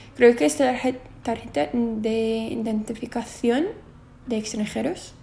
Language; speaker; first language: Spanish; non-native, fluent; English